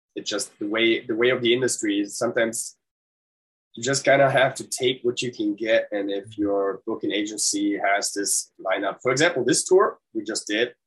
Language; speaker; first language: English; non-native, fluent; German